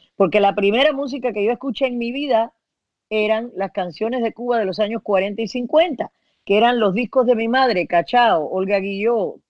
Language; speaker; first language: Spanish; early bilingual, heritage; Spanish